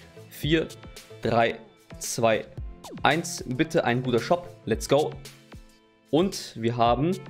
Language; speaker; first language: German; native; German